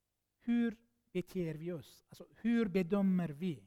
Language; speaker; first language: Swedish; non-native, fluent; Armenian